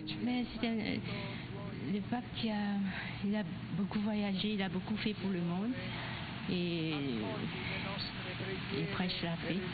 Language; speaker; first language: French; non-native, local second language; Arabic